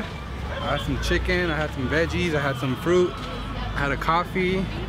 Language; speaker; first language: English; early bilingual, other home language; Spanish